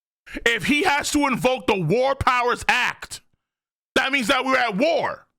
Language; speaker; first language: English; native; English